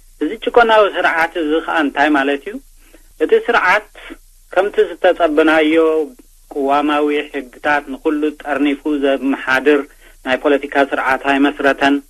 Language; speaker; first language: Tigrinya; native; Tigrinya